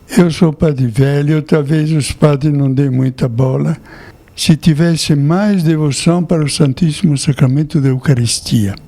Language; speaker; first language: Portuguese; non-native, fluent; Italian